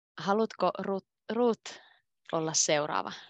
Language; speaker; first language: Finnish; native; Finnish